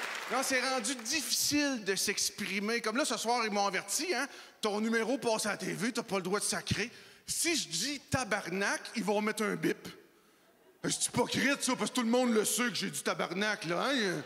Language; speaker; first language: French; native; French